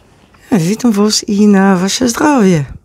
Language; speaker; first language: Polish; non-native, learner; Dutch